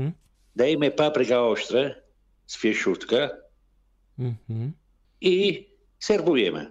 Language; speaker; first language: Polish; non-native, learner; Italian